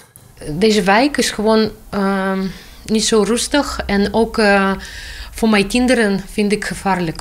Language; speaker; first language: Dutch; non-native, learner; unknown